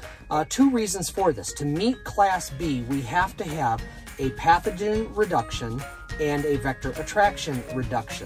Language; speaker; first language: English; native; English